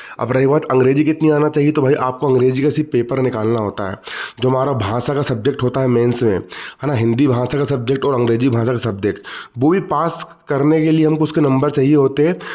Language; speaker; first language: Hindi; native; Hindi